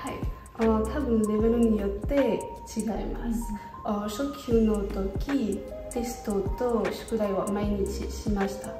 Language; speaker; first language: Japanese; non-native, learner; French